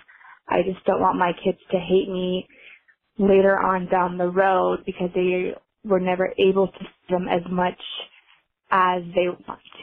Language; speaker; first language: English; native; English